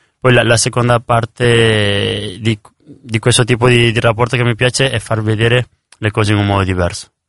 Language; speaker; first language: Italian; early bilingual, other home language; Spanish